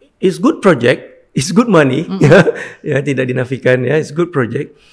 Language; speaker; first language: English; non-native, fluent; Indonesian